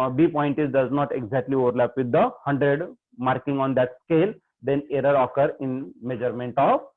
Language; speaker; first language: English; non-native, local second language; Marathi